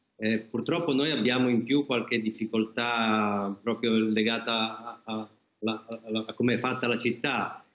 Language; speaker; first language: Italian; native; Italian